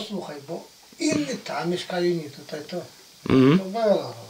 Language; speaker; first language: Polish; non-native, local second language; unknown